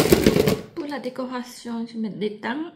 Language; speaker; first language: French; non-native, fluent; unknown